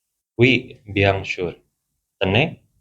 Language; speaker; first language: French; non-native, learner; Indonesian